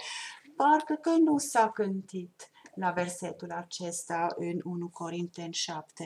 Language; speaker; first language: Romanian; non-native, fluent; German